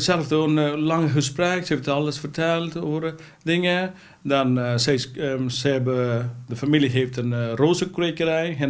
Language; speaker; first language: Dutch; non-native, fluent; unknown